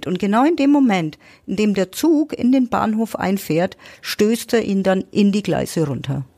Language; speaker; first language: German; native; German